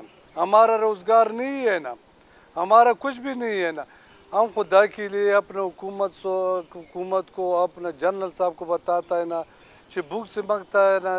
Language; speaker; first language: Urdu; non-native, local second language; Pashto